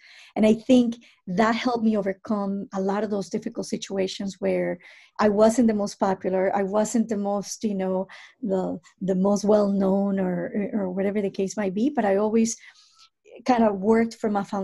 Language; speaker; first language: English; non-native, fluent; Spanish